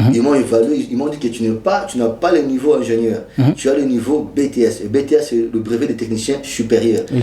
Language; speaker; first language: French; non-native, local second language; Lingala